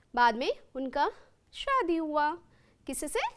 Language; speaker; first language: Hindi; non-native, local second language; Kannada